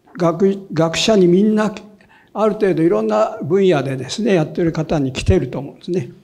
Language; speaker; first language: Japanese; native; Japanese